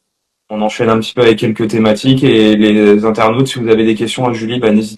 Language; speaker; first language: French; native; French